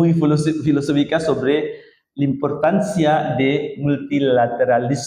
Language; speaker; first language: Spanish; non-native, learner; Indonesian